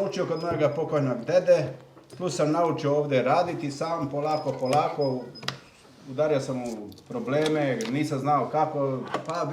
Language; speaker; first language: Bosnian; early bilingual, heritage; Serbian